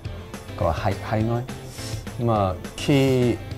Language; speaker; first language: Vietnamese; non-native, learner; Korean